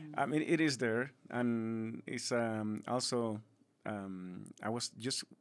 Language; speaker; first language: English; non-native, fluent; Spanish